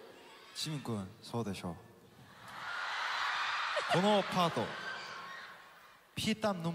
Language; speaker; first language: Japanese; non-native, learner; Korean